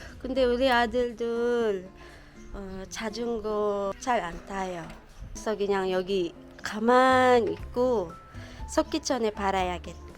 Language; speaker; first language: Korean; non-native, fluent; Filipino